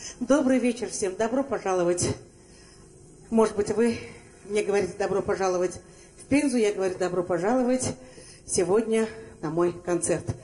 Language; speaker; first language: Russian; non-native, local second language; Uzbek